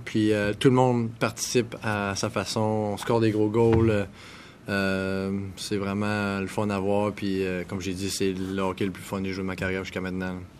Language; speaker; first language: French; native; French